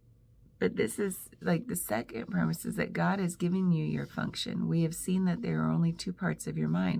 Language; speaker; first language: English; native; English